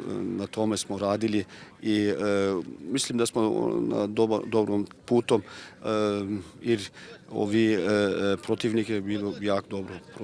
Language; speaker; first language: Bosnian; non-native, learner; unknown